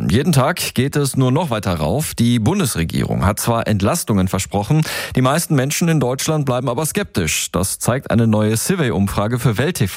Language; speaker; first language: German; native; German